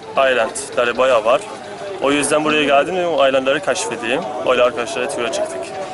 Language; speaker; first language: Turkish; non-native, fluent; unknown